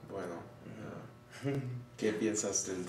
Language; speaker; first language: Spanish; non-native, learner; English